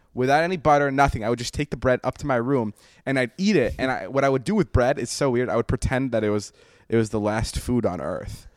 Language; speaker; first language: English; early bilingual, other home language; Slovak